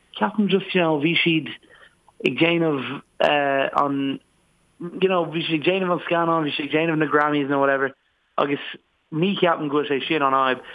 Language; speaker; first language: Irish; non-native, local second language; English